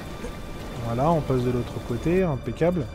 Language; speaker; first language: French; native; French